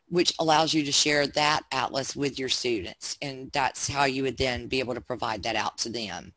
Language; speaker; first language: English; native; English